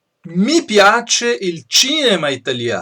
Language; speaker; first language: Italian; non-native, fluent; Portuguese